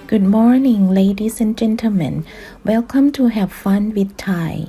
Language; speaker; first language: English; non-native, fluent; Thai